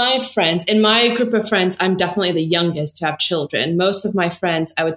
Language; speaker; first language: English; native; English